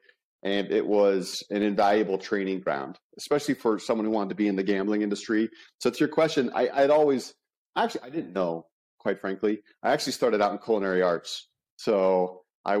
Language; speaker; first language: English; native; English